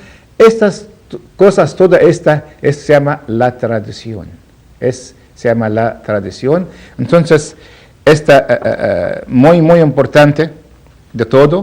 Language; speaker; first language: Spanish; non-native, learner; Arabic